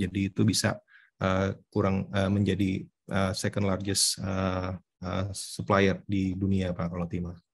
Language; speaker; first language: Indonesian; native; Indonesian